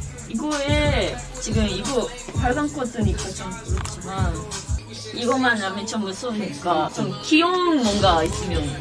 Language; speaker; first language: Korean; non-native, fluent; Japanese